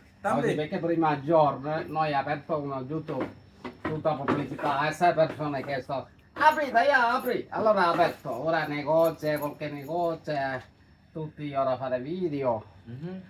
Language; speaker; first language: Italian; non-native, learner; Tamil